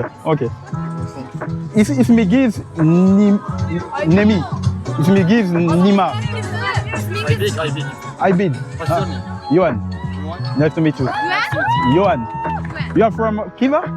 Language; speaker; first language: English; non-native, learner; French